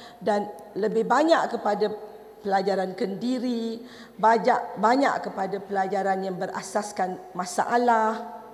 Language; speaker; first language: Malay; native; Malay